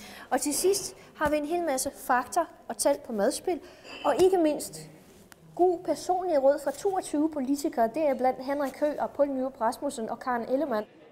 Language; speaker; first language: Danish; non-native, fluent; Russian